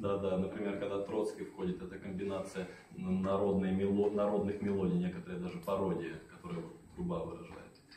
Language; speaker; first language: Russian; native; Russian